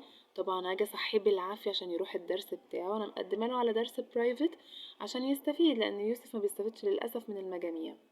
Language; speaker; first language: Arabic; native; Arabic